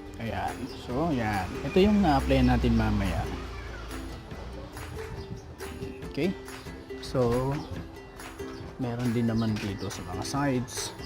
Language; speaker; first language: Filipino; native; Filipino